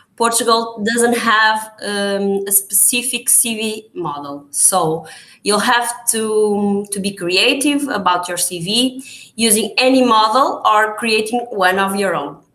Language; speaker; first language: English; non-native, fluent; Portuguese